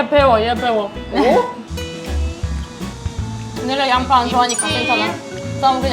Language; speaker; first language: Korean; non-native, fluent; German